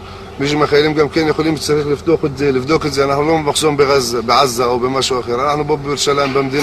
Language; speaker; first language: Hebrew; non-native, local second language; Arabic